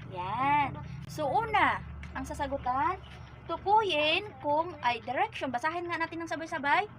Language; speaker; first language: Filipino; non-native, local second language; Cebuano